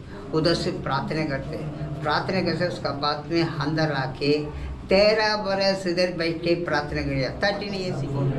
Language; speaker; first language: Hindi; non-native, local second language; Tamil